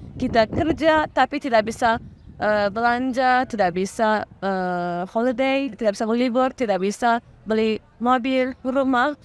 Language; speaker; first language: Indonesian; non-native, fluent; Turkish